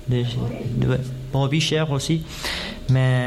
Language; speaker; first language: French; non-native, fluent; Persian